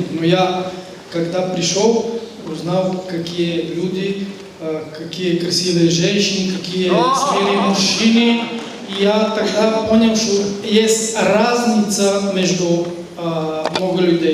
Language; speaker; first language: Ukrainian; non-native, learner; Bulgarian